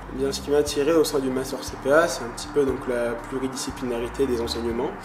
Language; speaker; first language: French; native; French